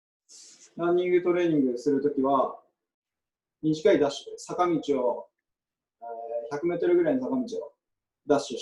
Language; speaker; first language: Japanese; native; Japanese